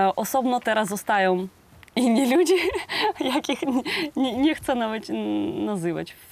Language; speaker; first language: Polish; non-native, learner; Ukrainian